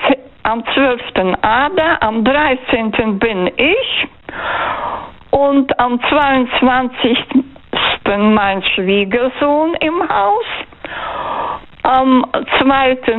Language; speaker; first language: German; non-native, fluent; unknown